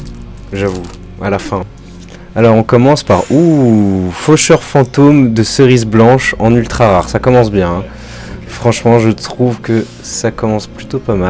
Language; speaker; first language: French; native; French